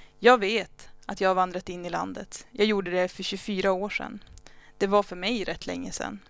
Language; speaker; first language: Swedish; early bilingual, other home language; Spanish